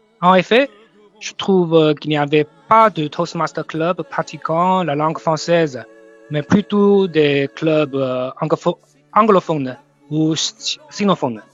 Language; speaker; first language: French; non-native, fluent; Chinese